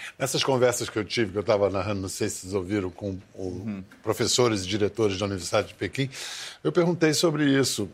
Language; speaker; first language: Portuguese; native; Portuguese